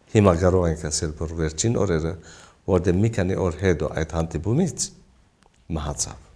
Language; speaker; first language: Armenian; early bilingual, heritage; Armenian